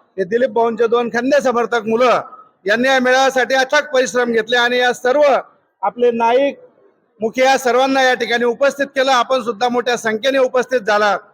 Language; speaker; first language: Marathi; native; Marathi